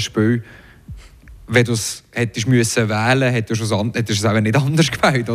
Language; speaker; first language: German; native; German